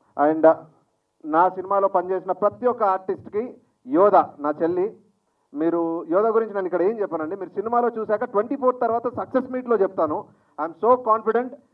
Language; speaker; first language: Telugu; native; Telugu